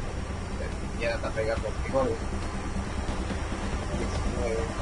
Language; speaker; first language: Spanish; native; Spanish